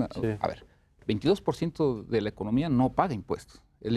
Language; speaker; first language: Spanish; native; Spanish